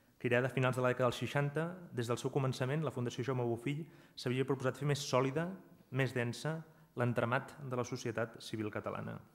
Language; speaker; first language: Catalan; native; Catalan